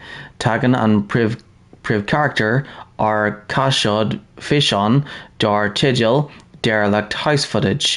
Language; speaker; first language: Irish; non-native, learner; English